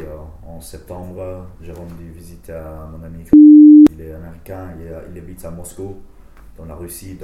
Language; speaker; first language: French; non-native, fluent; English